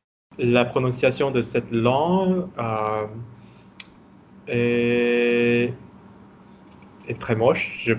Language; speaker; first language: French; non-native, fluent; Vietnamese